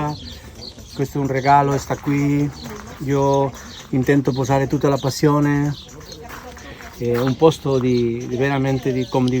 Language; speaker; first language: Italian; non-native, learner; Spanish